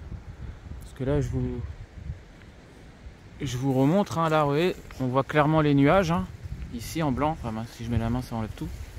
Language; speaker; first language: French; native; French